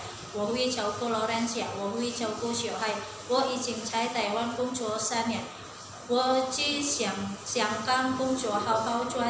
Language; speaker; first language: Chinese; non-native, learner; Indonesian